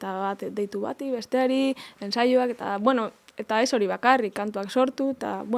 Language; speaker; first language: Basque; native; Basque